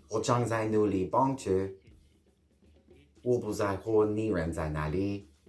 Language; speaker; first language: Chinese; non-native, learner; English